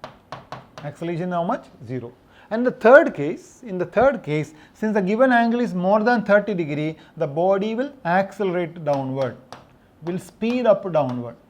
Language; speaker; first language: English; non-native, local second language; Malayalam